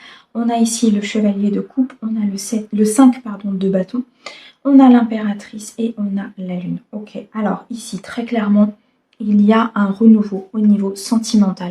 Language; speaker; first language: French; native; French